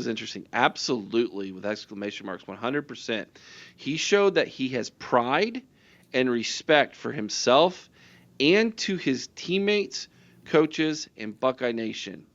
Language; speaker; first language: English; native; English